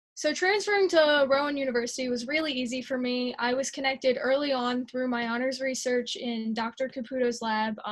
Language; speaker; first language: English; native; English